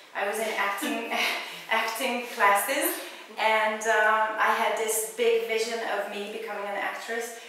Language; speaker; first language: English; non-native, fluent; Hungarian